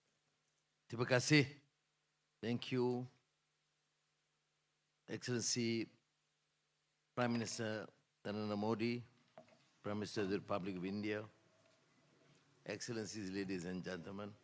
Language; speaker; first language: English; non-native, local second language; Malay